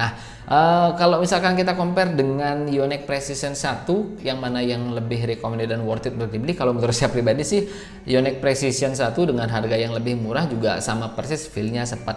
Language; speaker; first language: Indonesian; native; Indonesian